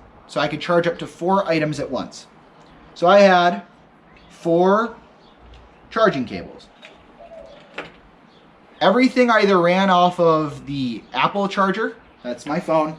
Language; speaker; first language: English; native; English